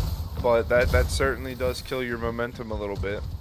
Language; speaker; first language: English; native; English